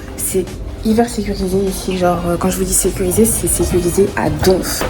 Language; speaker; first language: French; native; French